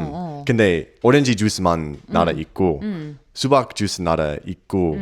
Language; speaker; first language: Korean; non-native, learner; English